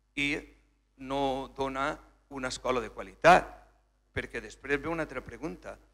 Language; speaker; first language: Spanish; non-native, local second language; Catalan